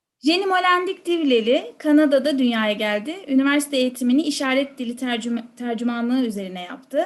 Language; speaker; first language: Turkish; native; Turkish